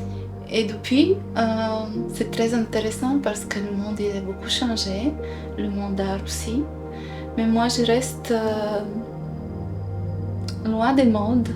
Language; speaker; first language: French; non-native, fluent; Bulgarian